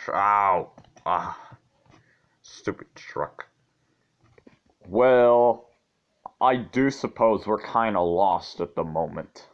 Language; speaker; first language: English; native; English